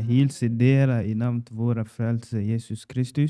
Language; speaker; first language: Swedish; non-native, learner; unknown